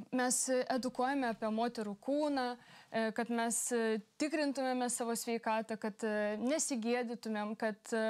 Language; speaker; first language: Lithuanian; non-native, local second language; Polish